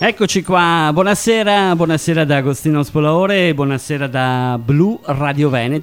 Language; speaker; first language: Italian; native; Italian